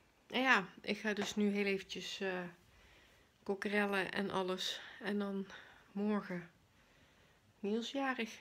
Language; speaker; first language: Dutch; native; Dutch